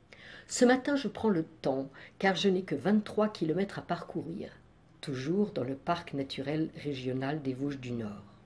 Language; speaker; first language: French; native; French